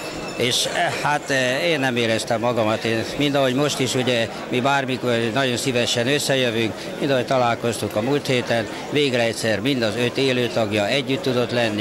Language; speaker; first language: Hungarian; native; Hungarian